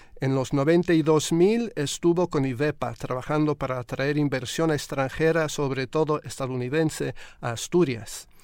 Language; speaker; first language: Spanish; non-native, fluent; English